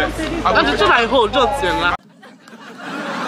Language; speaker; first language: Chinese; non-native, fluent; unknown